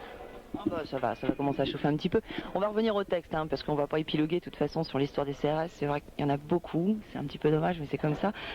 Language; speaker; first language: French; native; French